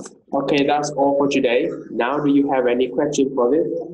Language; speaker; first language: English; non-native, fluent; Vietnamese